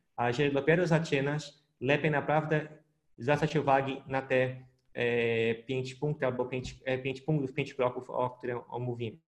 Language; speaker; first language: Polish; non-native, fluent; Portuguese